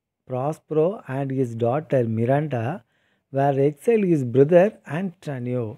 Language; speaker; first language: English; non-native, local second language; Tamil